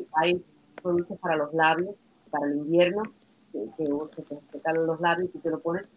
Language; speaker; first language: Spanish; native; Spanish